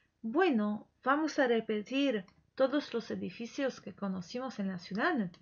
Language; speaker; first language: Spanish; non-native, fluent; Polish